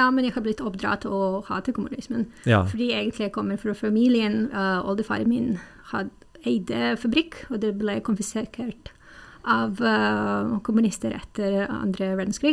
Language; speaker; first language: Norwegian; non-native, fluent; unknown